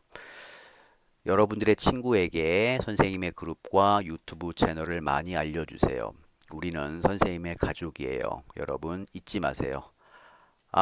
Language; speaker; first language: Korean; native; Korean